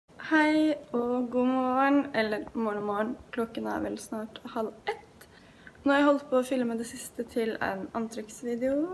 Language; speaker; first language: Norwegian; native; Norwegian